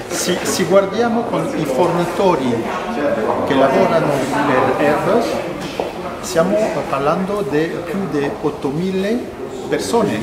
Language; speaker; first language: Italian; non-native, fluent; French